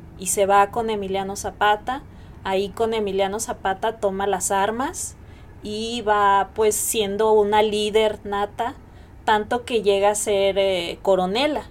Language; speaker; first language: Spanish; native; Spanish